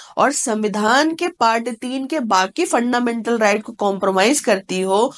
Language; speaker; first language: Hindi; native; Hindi